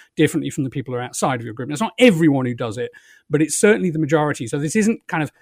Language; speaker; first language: English; native; English